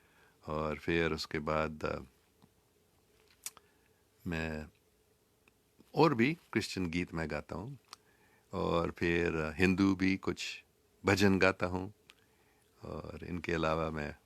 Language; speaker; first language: Hindi; non-native, local second language; English